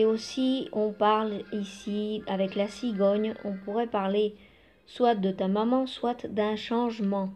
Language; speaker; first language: French; non-native, fluent; Spanish